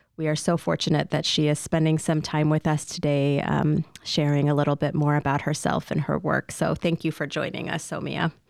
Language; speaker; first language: English; native; English